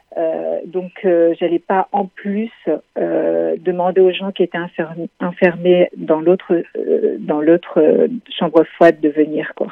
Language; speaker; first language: French; native; French